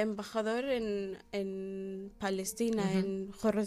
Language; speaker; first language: Spanish; non-native, learner; Arabic